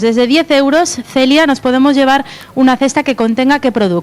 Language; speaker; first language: Spanish; native; Spanish